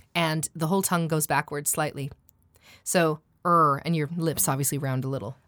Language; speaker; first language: English; native; English